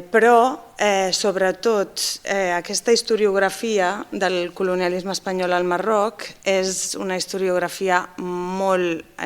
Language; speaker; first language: Catalan; non-native, fluent; Basque